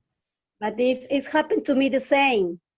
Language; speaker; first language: English; non-native, learner; Spanish